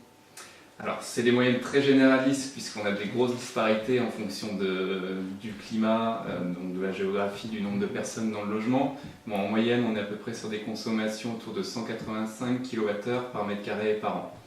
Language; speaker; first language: French; native; French